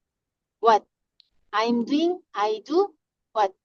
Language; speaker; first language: English; non-native, learner; Korean